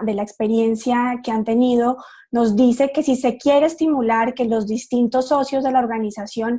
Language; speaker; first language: Spanish; native; Spanish